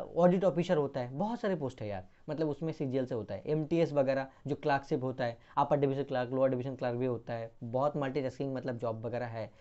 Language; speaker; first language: Hindi; non-native, local second language; Bangla